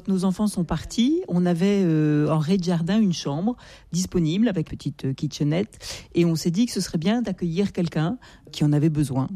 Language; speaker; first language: French; native; French